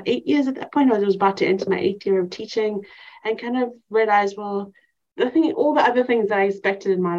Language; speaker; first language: English; native; English